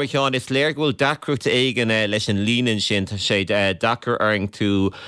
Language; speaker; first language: Irish; native; Irish